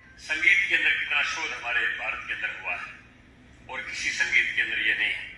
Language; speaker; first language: Hindi; native; Hindi